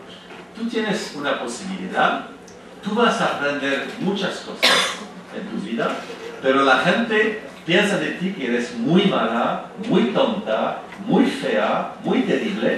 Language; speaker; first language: Spanish; non-native, fluent; French